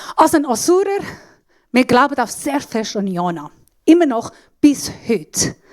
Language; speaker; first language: German; non-native, fluent; Assyrian Neo-Aramaic